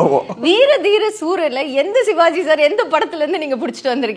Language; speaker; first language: Tamil; native; Tamil